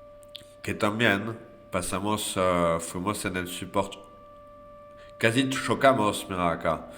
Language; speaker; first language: Spanish; non-native, fluent; French